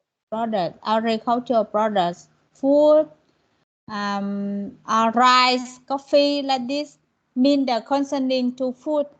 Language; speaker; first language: English; non-native, learner; Vietnamese